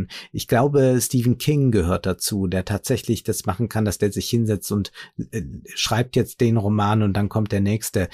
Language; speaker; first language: German; native; German